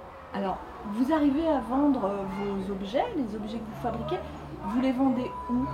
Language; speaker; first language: French; native; French